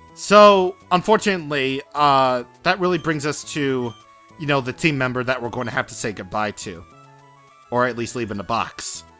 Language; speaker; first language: English; native; English